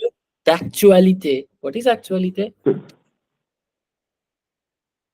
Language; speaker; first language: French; non-native, fluent; Hindi